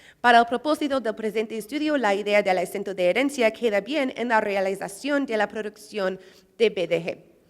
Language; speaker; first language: Spanish; non-native, fluent; English